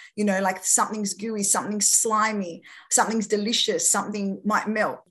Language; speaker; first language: English; non-native, local second language; French